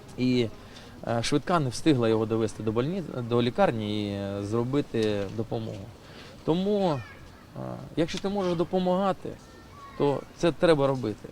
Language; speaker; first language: Ukrainian; non-native, local second language; Russian